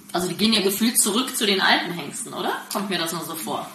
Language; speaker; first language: German; native; German